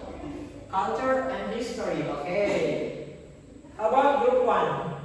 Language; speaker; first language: English; non-native, learner; Indonesian